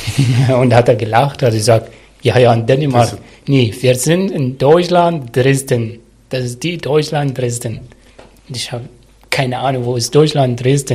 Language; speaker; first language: German; non-native, learner; Arabic